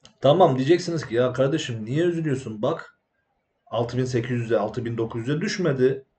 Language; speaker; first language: Turkish; native; Turkish